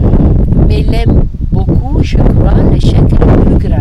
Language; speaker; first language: French; non-native, learner; Italian